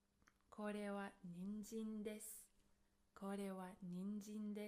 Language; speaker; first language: Japanese; non-native, fluent; English